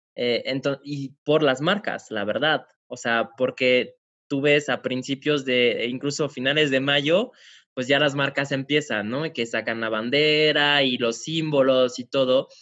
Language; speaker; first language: Spanish; non-native, fluent; French